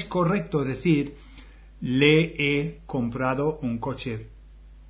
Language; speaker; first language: Spanish; non-native, fluent; English